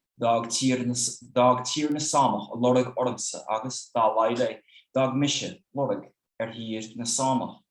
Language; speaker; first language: Irish; non-native, fluent; Dutch